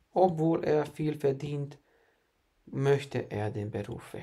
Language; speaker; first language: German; non-native, fluent; Bosnian